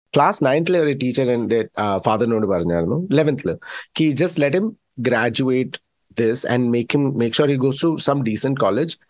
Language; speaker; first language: Malayalam; early bilingual, heritage; Malayalam